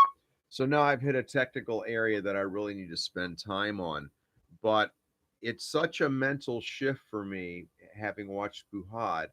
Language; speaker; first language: English; native; English